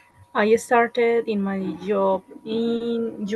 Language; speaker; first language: English; non-native, learner; Spanish